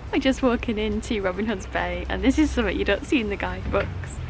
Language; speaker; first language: English; native; English